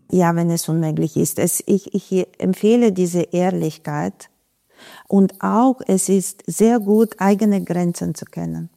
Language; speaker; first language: German; non-native, fluent; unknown